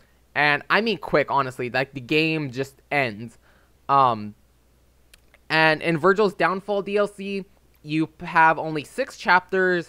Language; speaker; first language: English; native; English